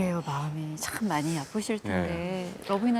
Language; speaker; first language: Korean; native; Korean